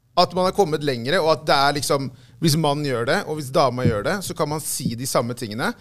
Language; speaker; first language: Norwegian; early bilingual, other home language; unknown